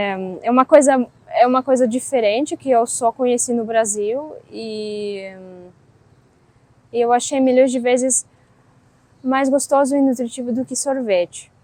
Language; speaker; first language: Portuguese; non-native, fluent; Russian